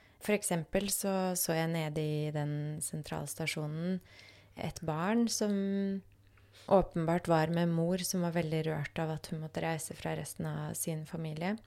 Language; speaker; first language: Norwegian; early bilingual, other home language; Polish